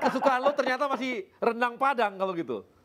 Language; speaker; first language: Indonesian; native; Indonesian